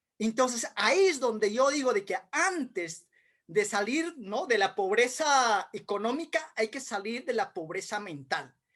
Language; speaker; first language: Spanish; non-native, local second language; Quechua